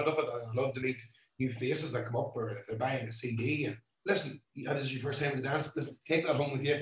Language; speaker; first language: English; native; English